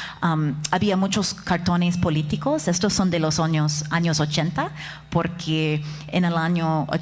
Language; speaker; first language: Spanish; non-native, fluent; English